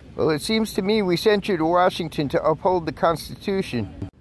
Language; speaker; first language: English; native; English